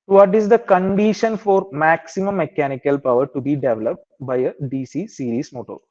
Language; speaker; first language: English; non-native, local second language; Malayalam